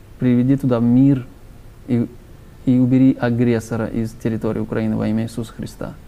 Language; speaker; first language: Russian; native; Russian